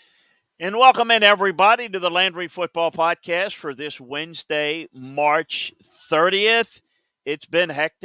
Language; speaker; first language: English; native; English